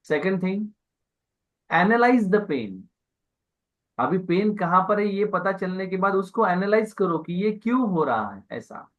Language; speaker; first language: Hindi; non-native, local second language; Marathi